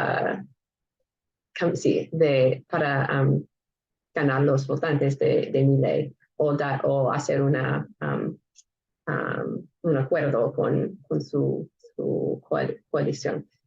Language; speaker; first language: Spanish; non-native, fluent; English